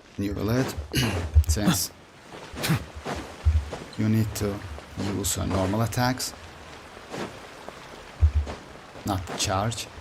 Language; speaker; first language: English; non-native, fluent; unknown